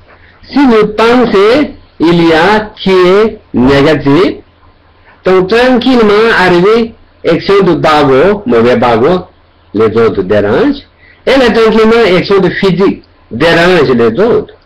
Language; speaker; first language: French; non-native, learner; Tibetan